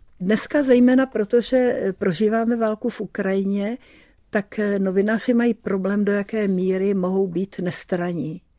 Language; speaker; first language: Czech; early bilingual, heritage; Czech